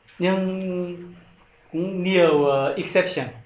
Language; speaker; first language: Vietnamese; non-native, learner; Korean